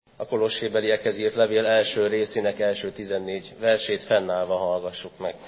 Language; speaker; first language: Hungarian; native; Hungarian